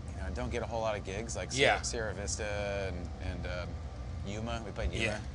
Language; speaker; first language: English; native; English